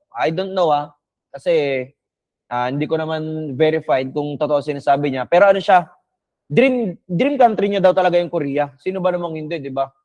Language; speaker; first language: Filipino; non-native, local second language; Bikol